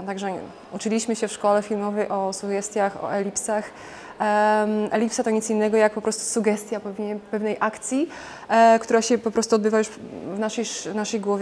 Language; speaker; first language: Polish; native; Polish